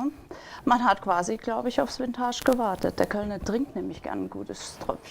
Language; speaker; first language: German; native; German